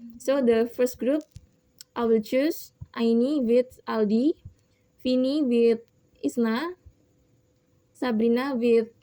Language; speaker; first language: English; non-native, learner; Indonesian